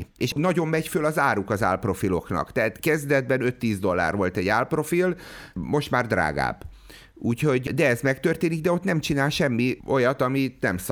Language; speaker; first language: Hungarian; native; Hungarian